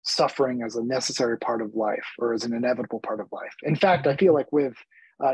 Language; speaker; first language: English; early bilingual, other home language; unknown